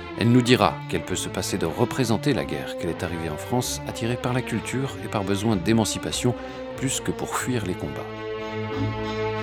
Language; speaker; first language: French; native; French